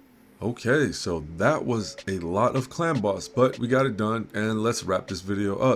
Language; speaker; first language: English; native; English